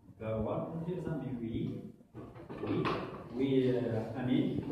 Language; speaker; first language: French; non-native, local second language; Kabyle